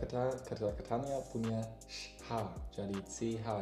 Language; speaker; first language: Indonesian; non-native, learner; German